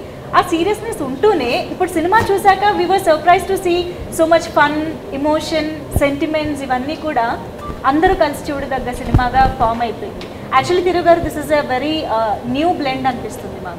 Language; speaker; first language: Telugu; native; Telugu